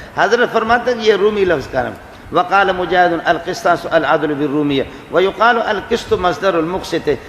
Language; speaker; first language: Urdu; non-native, local second language; Baluchi